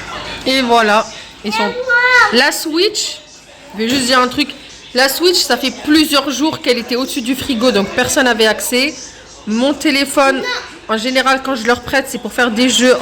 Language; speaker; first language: French; native; French